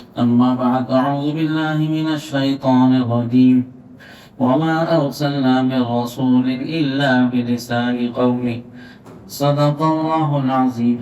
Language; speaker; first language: Urdu; native; Urdu